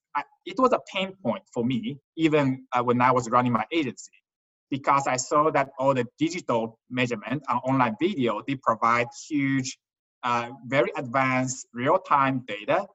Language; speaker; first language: English; non-native, fluent; Chinese